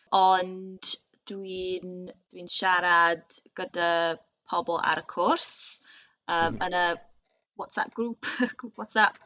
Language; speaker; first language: Welsh; non-native, learner; English